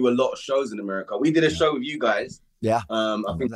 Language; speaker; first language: English; native; English